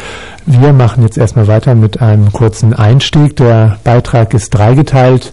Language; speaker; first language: German; native; German